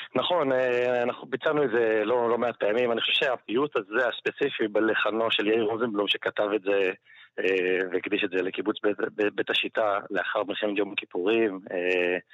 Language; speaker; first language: Hebrew; non-native, fluent; French